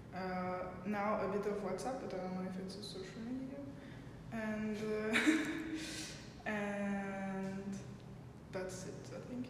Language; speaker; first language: English; non-native, learner; French